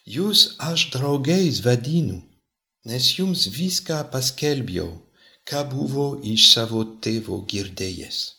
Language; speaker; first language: Lithuanian; non-native, fluent; French